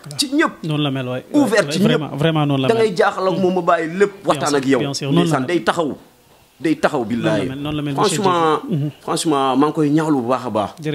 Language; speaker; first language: Wolof; non-native, local second language; Jola-Fonyi